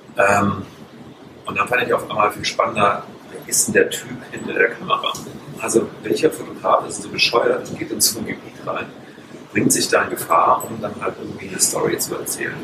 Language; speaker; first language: German; native; German